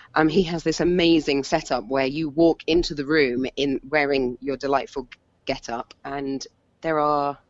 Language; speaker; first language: English; native; English